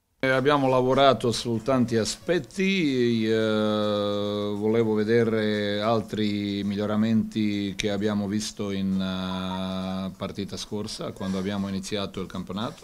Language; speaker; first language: Italian; non-native, fluent; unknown